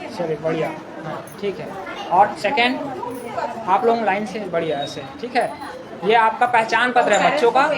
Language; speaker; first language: Hindi; native; Hindi